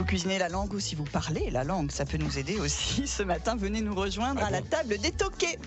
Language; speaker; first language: French; native; French